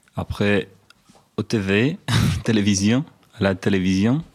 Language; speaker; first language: French; non-native, learner; Romanian